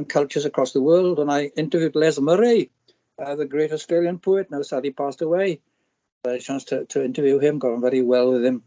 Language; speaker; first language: English; non-native, local second language; Welsh